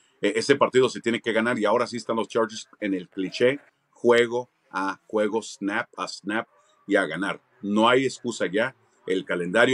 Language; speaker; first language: Spanish; early bilingual, heritage; Spanish